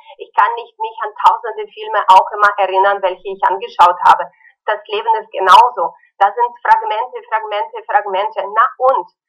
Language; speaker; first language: German; non-native, fluent; Russian